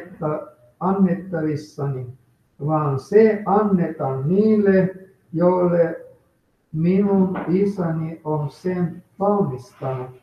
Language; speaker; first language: Finnish; non-native, fluent; Russian